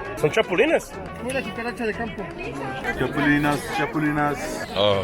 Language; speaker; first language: Spanish; non-native, learner; Turkish